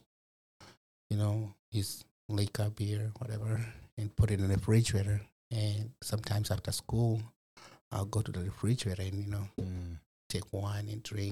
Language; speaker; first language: English; non-native, local second language; Nyanja